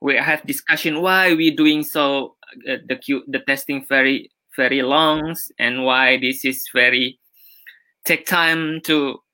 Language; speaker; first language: English; non-native, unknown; Indonesian